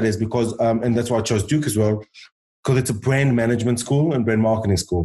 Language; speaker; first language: English; early bilingual, other home language; Hebrew